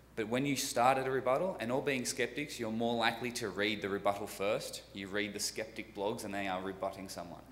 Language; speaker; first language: English; native; English